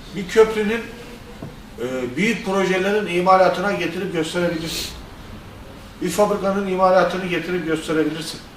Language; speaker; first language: Turkish; native; Turkish